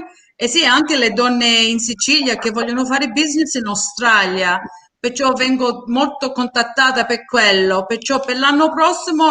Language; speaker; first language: Italian; early bilingual, heritage; Sicilian